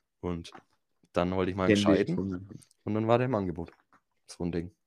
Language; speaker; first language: German; native; German